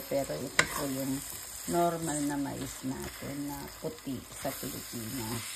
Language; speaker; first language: Filipino; non-native, local second language; Pampanga